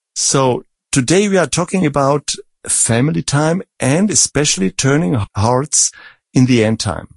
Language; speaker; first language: English; non-native, fluent; Czech